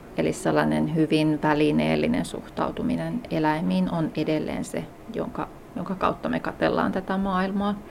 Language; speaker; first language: Finnish; native; Finnish